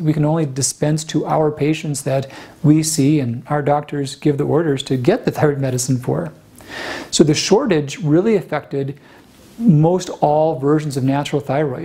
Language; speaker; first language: English; native; English